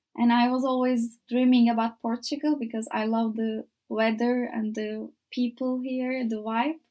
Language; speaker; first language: English; non-native, learner; Turkish